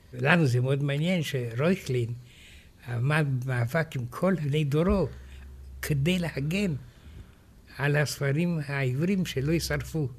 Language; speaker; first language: Hebrew; non-native, fluent; Romanian